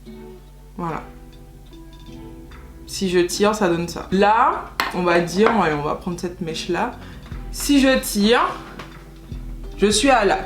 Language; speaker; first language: French; native; French